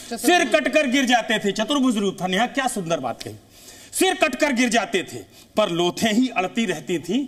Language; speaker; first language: Hindi; native; Hindi